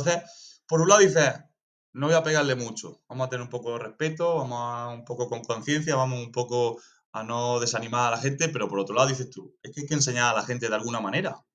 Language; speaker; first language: Spanish; native; Spanish